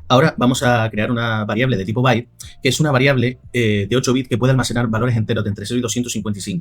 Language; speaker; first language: Spanish; native; Spanish